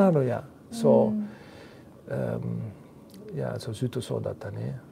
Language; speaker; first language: Japanese; non-native, learner; Dutch